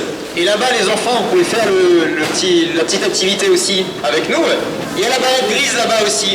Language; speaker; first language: French; native; French